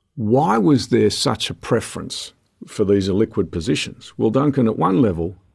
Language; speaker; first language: English; native; English